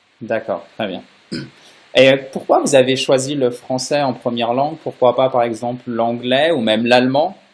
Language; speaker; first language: French; native; French